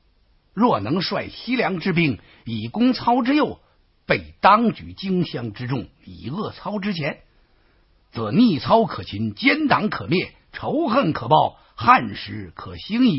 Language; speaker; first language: Chinese; native; Chinese